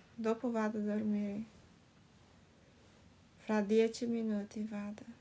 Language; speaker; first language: Italian; non-native, fluent; Portuguese